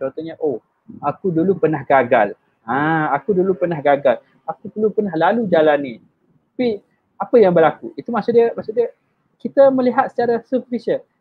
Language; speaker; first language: Malay; native; Malay